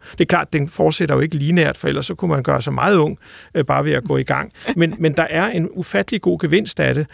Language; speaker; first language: Danish; native; Danish